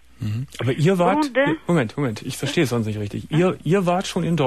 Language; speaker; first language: German; native; German